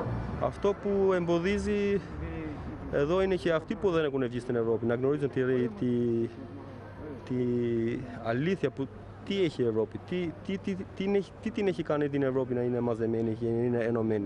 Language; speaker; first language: Greek; non-native, fluent; Albanian